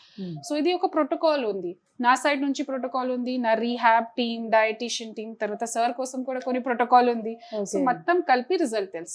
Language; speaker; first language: Telugu; non-native, fluent; Hindi